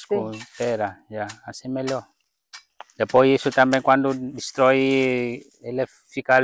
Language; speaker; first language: Portuguese; non-native, learner; Vietnamese